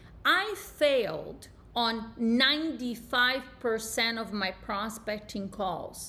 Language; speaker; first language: English; native; English